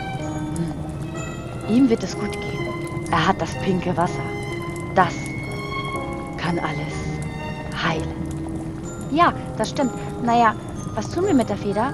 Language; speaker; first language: German; native; German